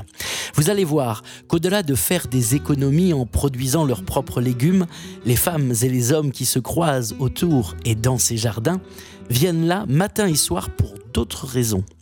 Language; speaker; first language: French; native; French